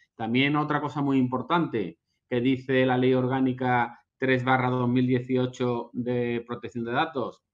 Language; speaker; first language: Spanish; native; Spanish